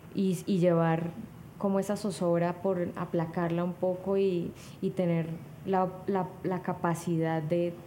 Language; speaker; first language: Spanish; native; Spanish